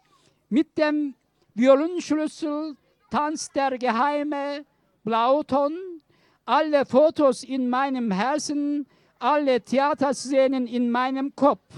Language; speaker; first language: German; non-native, learner; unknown